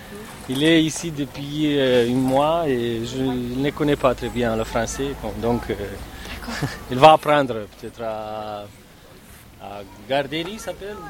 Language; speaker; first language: French; non-native, learner; Romanian